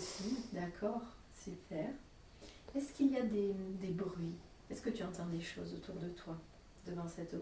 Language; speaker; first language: French; native; French